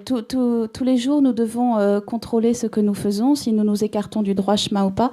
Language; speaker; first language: French; native; French